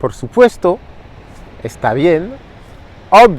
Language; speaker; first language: Spanish; non-native, fluent; French